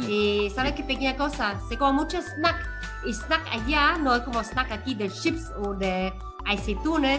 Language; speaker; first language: Spanish; non-native, fluent; Vietnamese